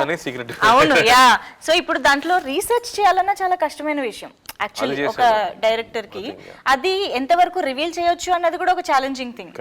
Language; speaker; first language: Telugu; native; Telugu